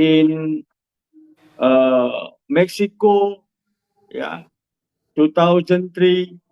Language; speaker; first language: English; non-native, learner; Indonesian